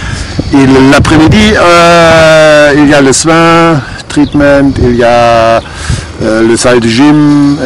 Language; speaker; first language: French; non-native, fluent; German